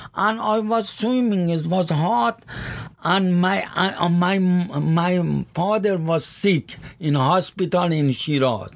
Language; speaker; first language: English; non-native, learner; Persian